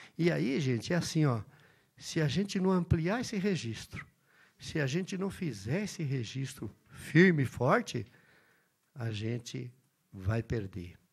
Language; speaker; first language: Portuguese; early bilingual, other home language; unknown